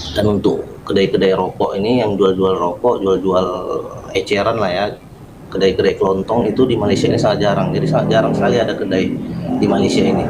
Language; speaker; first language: Indonesian; native; Indonesian